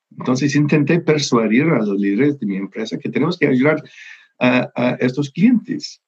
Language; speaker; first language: Spanish; non-native, fluent; English